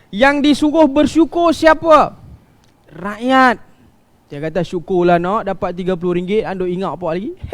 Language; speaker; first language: Malay; non-native, local second language; Tamil